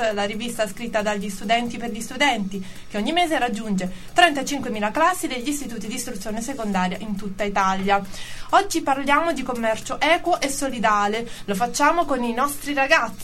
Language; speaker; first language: Italian; native; Italian